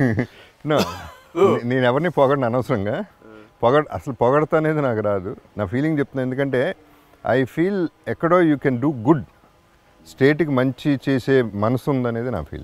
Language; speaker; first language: Telugu; native; Telugu